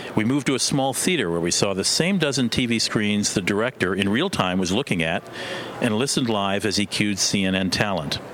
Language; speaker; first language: English; non-native, fluent; Korean